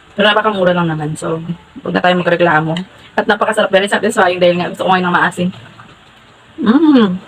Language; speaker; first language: Filipino; non-native, local second language; Hiligaynon